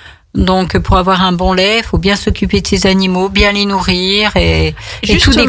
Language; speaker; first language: French; native; French